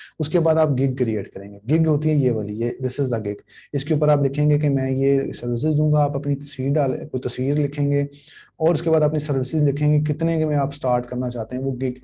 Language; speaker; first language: Urdu; native; Urdu